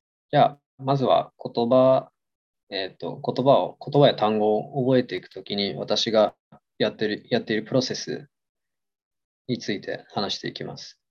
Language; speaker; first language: Japanese; native; Japanese